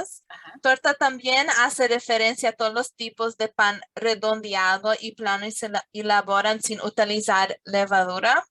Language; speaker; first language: Spanish; non-native, fluent; English